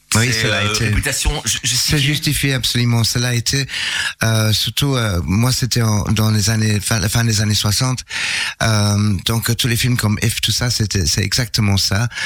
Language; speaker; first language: French; non-native, fluent; English